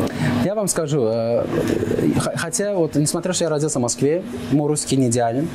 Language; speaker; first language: Russian; non-native, fluent; Azerbaijani